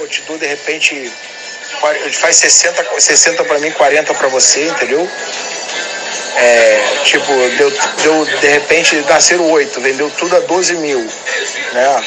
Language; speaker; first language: Portuguese; native; Portuguese